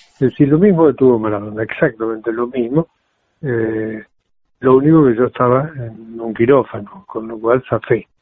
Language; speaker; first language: Spanish; native; Spanish